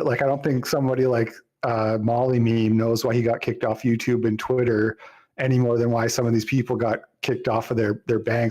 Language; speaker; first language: English; native; English